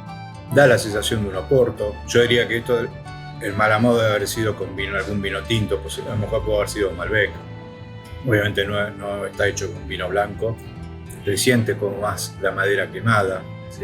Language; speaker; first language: Spanish; native; Spanish